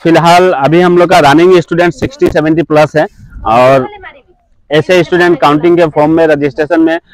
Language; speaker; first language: Hindi; native; Hindi